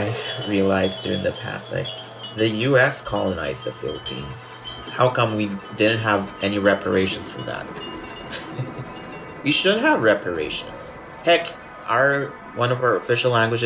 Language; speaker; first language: English; non-native, local second language; Filipino